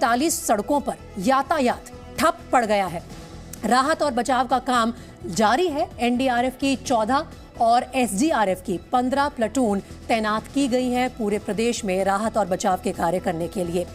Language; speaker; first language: Hindi; native; Hindi